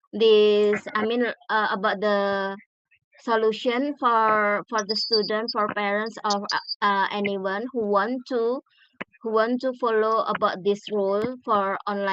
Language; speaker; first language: English; non-native, learner; Indonesian